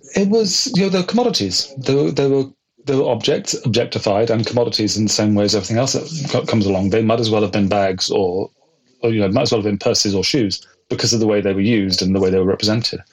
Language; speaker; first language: English; native; English